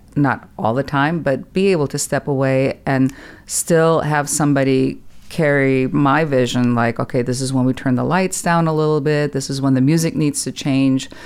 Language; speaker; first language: English; non-native, fluent; German